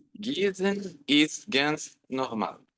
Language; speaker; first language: German; non-native, learner; Portuguese